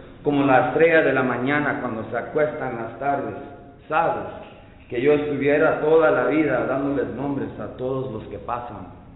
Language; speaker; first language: Spanish; early bilingual, heritage; Spanish